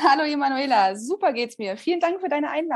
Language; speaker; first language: German; native; German